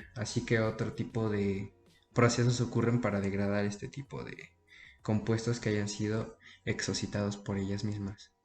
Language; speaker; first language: Spanish; native; Spanish